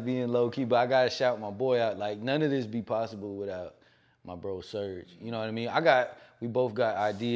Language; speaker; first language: English; native; English